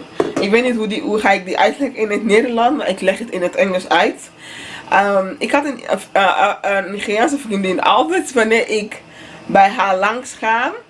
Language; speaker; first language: Dutch; non-native, fluent; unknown